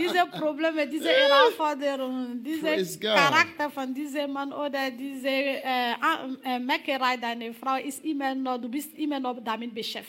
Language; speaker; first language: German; non-native, learner; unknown